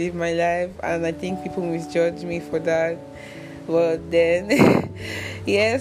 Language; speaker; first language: English; non-native, local second language; Igbo